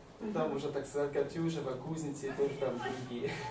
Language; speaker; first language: Russian; non-native, learner; Malagasy